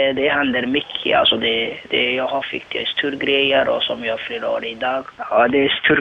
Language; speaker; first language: Swedish; non-native, learner; Somali